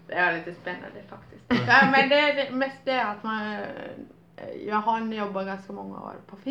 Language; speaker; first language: Swedish; non-native, local second language; Finnish